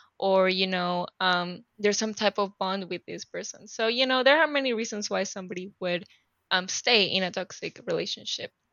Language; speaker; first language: English; non-native, fluent; Spanish